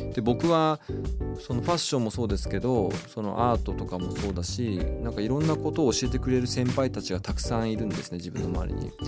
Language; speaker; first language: Japanese; native; Japanese